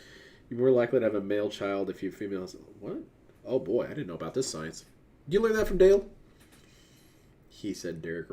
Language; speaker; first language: English; native; English